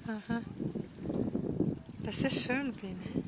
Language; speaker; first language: German; non-native, learner; Mongolian